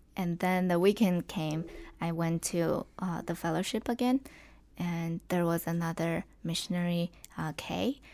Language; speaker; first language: English; non-native, fluent; Chinese